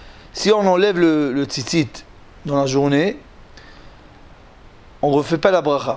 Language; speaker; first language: French; non-native, learner; Hebrew